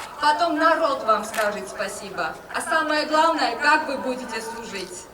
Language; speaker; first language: Russian; non-native, fluent; Georgian